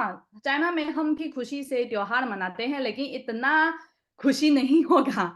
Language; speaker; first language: Hindi; non-native, fluent; Chinese